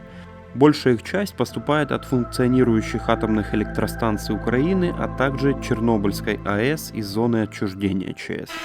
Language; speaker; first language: Russian; native; Russian